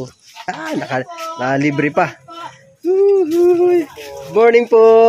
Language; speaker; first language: Filipino; native; Filipino